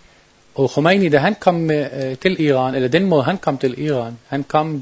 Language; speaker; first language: Danish; non-native, learner; Arabic